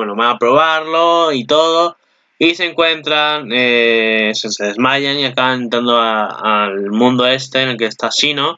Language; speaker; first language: Spanish; native; Spanish